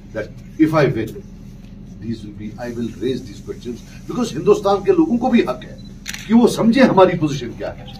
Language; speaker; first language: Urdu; non-native, local second language; Kashmiri